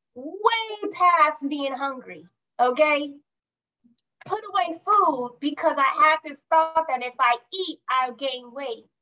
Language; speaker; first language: English; native; English